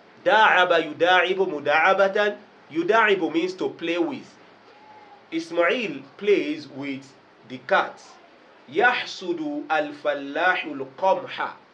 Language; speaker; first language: English; non-native, local second language; Yoruba